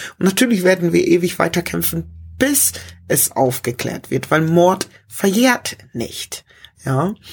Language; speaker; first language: German; early bilingual, other home language; English